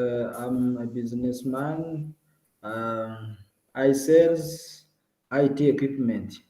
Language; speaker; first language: English; non-native, learner; Kinyarwanda